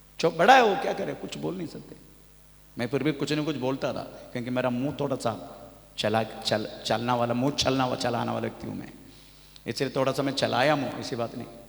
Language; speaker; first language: Hindi; non-native, local second language; Malayalam